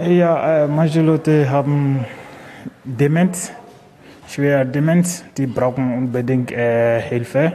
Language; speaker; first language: German; non-native, learner; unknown